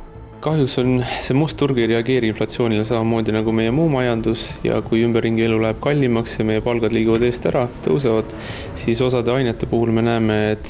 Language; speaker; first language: Estonian; native; Estonian